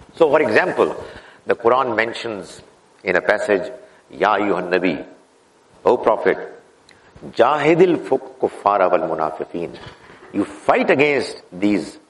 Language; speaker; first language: English; non-native, local second language; Urdu